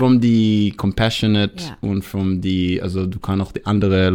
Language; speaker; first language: German; non-native, fluent; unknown